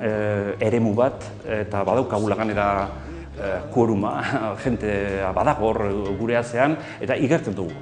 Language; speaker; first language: Basque; native; Basque